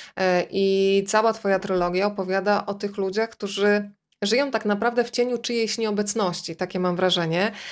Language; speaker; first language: Polish; native; Polish